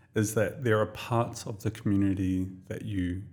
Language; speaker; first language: English; native; English